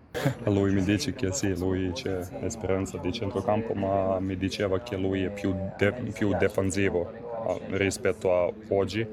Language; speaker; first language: Italian; non-native, learner; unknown